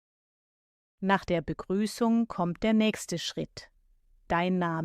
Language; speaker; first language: German; native; German